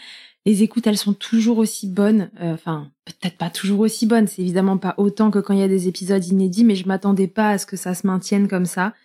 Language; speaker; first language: French; native; French